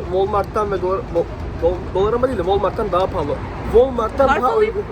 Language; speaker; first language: Turkish; native; Turkish